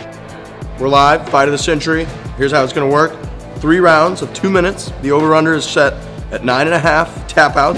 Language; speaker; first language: English; native; English